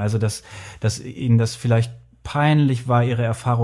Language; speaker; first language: German; native; German